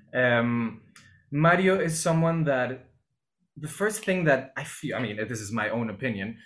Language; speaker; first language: English; non-native, fluent; Spanish